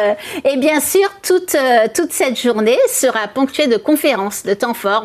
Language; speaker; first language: French; native; French